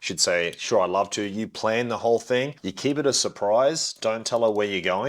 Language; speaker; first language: English; native; English